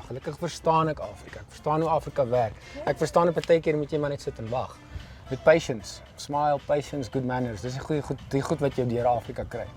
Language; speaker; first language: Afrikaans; native; Afrikaans